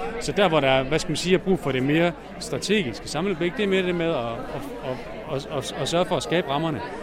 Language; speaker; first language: Danish; native; Danish